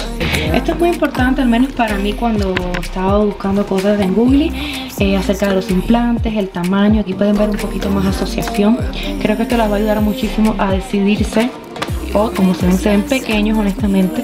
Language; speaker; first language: Spanish; native; Spanish